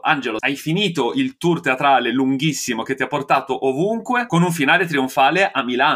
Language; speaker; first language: Italian; native; Italian